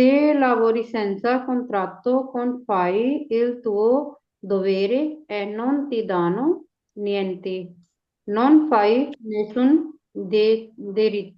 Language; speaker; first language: Italian; non-native, learner; Punjabi